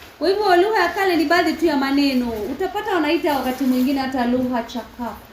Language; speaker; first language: Swahili; non-native, local second language; Kamba